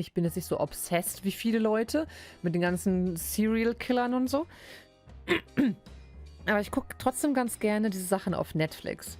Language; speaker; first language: German; native; German